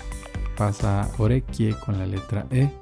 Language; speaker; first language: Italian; non-native, fluent; Spanish